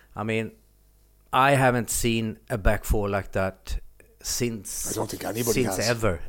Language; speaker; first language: English; non-native, fluent; Swedish